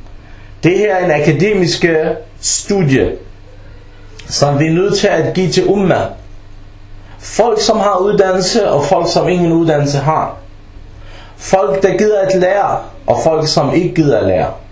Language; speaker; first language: Danish; early bilingual, other home language; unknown